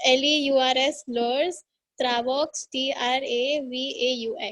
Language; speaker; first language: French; non-native, learner; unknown